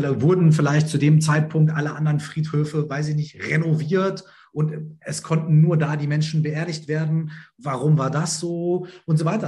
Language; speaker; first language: German; native; German